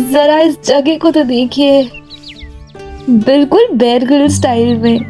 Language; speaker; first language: Hindi; native; Hindi